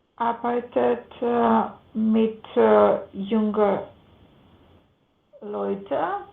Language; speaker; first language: German; non-native, learner; Macedonian